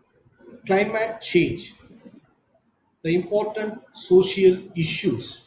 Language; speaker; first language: English; non-native, local second language; Tamil